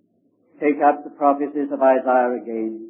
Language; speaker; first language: English; native; English